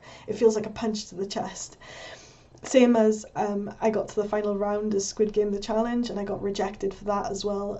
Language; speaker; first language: English; native; English